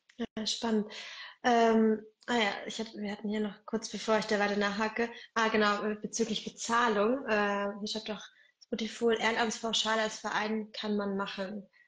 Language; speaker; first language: German; native; German